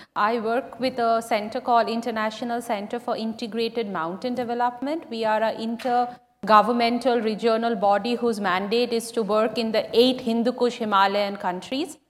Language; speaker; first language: English; non-native, local second language; Bangla